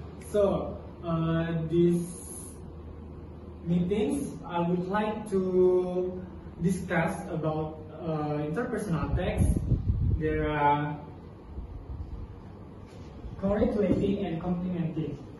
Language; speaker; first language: English; non-native, learner; Indonesian